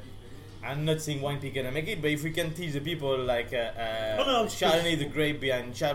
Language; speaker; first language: English; non-native, fluent; French